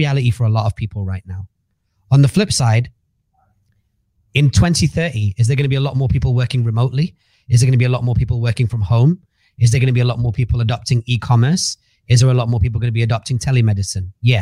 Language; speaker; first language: English; native; English